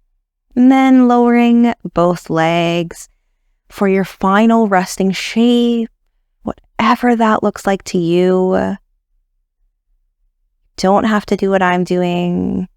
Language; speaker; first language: English; native; English